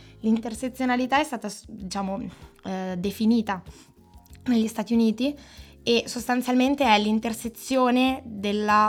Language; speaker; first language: Italian; native; Italian